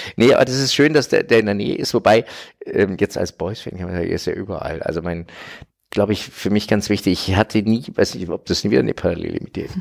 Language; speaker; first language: German; native; German